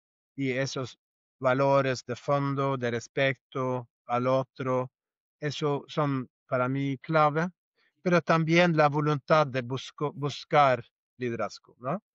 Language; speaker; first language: Spanish; non-native, fluent; Norwegian